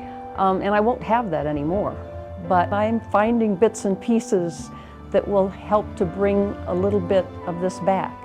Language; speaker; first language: English; native; English